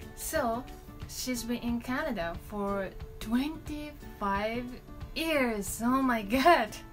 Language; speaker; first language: English; non-native, fluent; Japanese